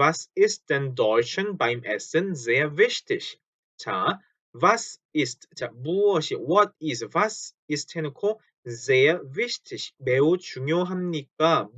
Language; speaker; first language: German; non-native, fluent; Korean